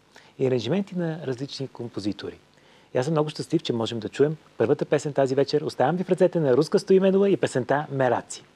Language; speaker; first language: Bulgarian; native; Bulgarian